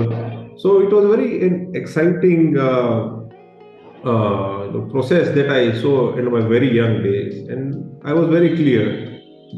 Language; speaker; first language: English; non-native, local second language; Gujarati